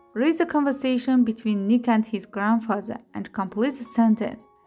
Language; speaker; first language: English; non-native, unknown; Azerbaijani